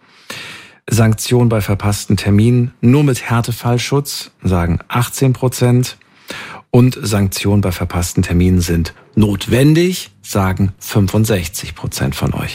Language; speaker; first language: German; native; German